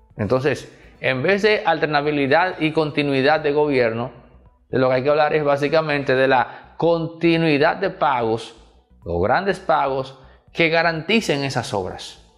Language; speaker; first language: Spanish; native; Spanish